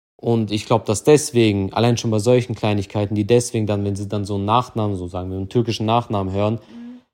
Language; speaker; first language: German; early bilingual, other home language; Russian